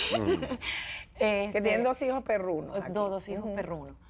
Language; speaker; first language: Spanish; native; Spanish